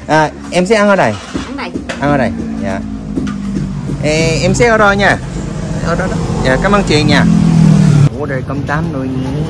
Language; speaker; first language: Vietnamese; non-native, learner; Korean